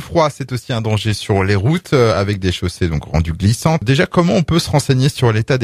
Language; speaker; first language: French; native; French